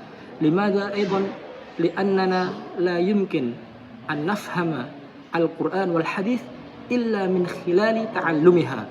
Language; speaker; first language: Arabic; non-native, fluent; Indonesian